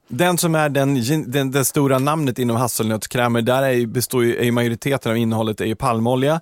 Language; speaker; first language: Swedish; native; Swedish